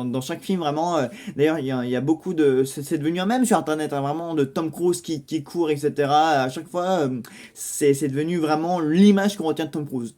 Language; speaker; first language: French; native; French